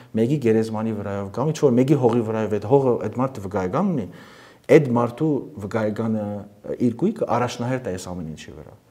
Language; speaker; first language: Armenian; early bilingual, heritage; Armenian